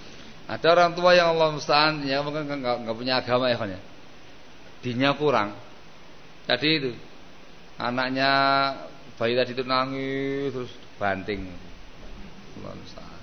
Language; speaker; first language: Indonesian; non-native, local second language; Javanese